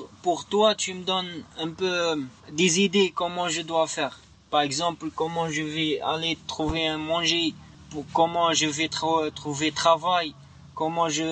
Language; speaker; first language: French; non-native, learner; Arabic